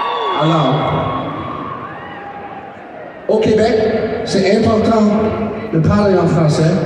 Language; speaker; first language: French; non-native, learner; English